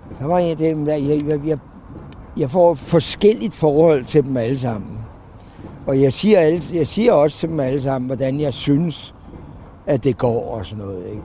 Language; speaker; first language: Danish; native; Danish